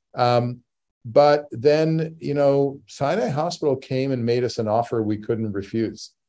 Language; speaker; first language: English; native; English